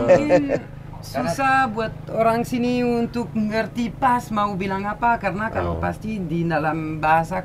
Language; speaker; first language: Indonesian; non-native, fluent; French